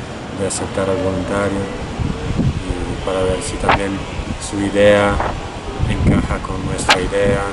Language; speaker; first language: Spanish; non-native, fluent; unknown